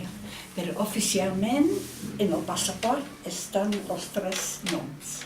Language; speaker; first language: Catalan; non-native, fluent; Dutch